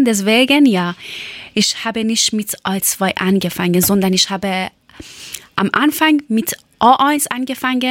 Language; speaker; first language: German; non-native, learner; Persian